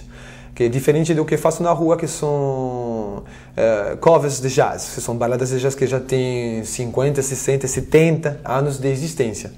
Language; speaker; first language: Portuguese; non-native, fluent; French